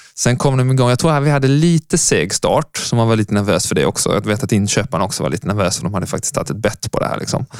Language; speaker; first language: Swedish; native; Swedish